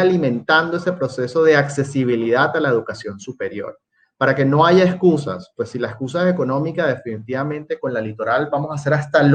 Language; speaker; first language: Spanish; native; Spanish